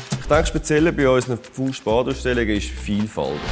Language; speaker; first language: German; native; German